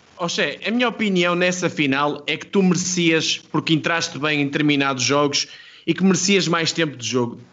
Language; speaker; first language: Portuguese; native; Portuguese